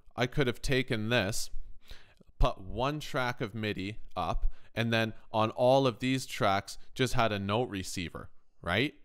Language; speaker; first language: English; native; English